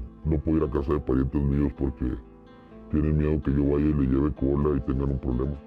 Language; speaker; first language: Spanish; native; Spanish